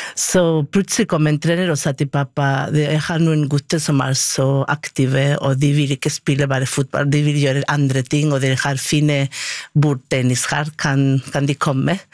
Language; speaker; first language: Norwegian; non-native, fluent; Spanish